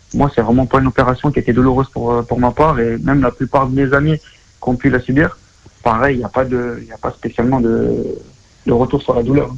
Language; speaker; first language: French; native; French